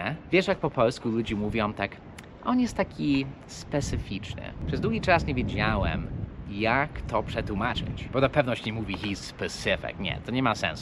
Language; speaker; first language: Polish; non-native, fluent; English